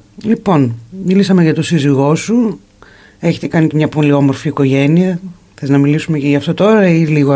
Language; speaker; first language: Greek; native; Greek